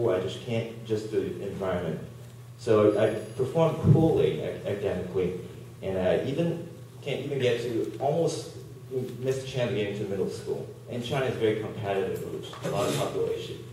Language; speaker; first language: English; non-native, learner; Chinese